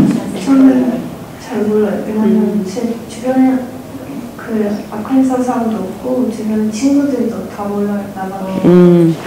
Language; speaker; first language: Korean; non-native, fluent; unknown